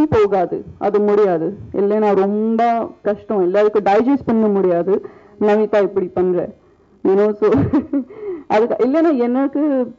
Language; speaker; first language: Tamil; non-native, learner; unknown